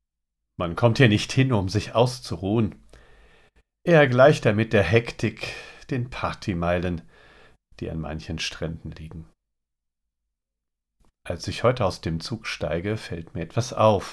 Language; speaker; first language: German; native; German